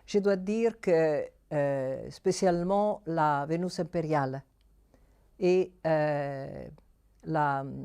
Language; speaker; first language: French; non-native, fluent; Italian